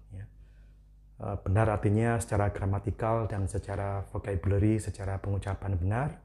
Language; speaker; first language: Indonesian; non-native, local second language; Javanese